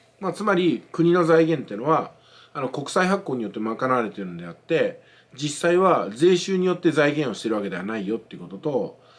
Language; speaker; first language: Japanese; native; Japanese